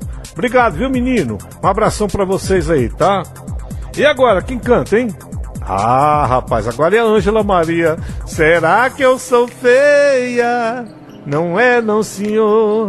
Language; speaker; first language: Portuguese; native; Portuguese